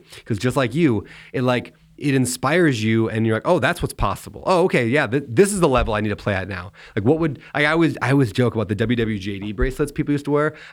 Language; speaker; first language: English; native; English